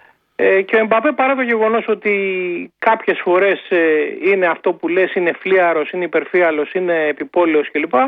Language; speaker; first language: Greek; native; Greek